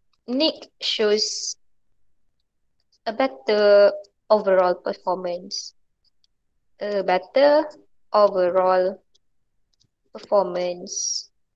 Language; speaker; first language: English; non-native, local second language; Malay